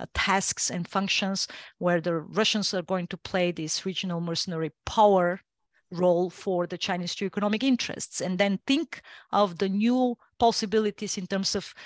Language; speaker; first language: English; non-native, fluent; Bulgarian